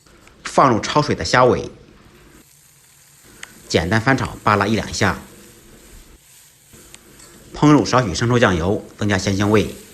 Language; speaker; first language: Chinese; native; Chinese